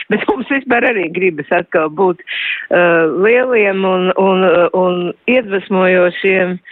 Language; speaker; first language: Latvian; native; Latvian